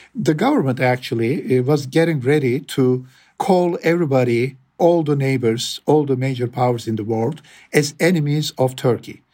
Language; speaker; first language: English; non-native, fluent; Turkish